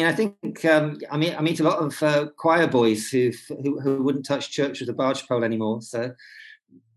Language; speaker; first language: English; native; English